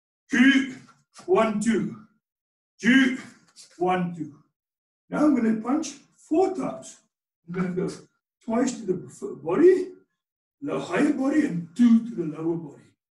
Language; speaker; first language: English; non-native, local second language; Afrikaans